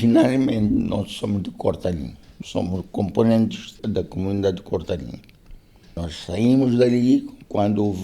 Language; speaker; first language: Portuguese; non-native, local second language; Konkani